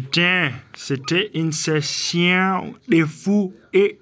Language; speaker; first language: French; native; French